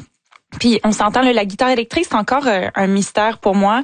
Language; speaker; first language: French; native; French